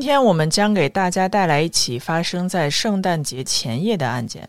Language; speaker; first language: Chinese; native; Chinese